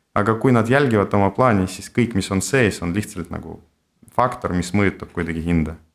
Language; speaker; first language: Estonian; non-native, local second language; Russian